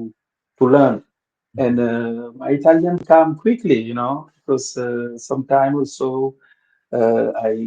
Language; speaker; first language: English; non-native, fluent; Wolof